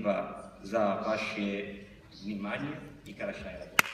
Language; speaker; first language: Russian; non-native, learner; Italian